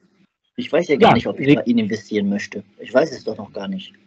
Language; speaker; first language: German; native; German